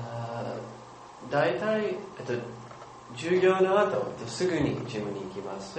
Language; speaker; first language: Japanese; non-native, learner; English